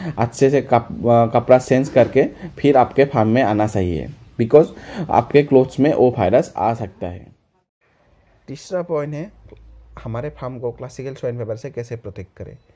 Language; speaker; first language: Hindi; non-native, local second language; Assamese